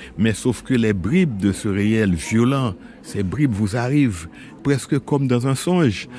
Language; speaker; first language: French; non-native, local second language; Haitian Creole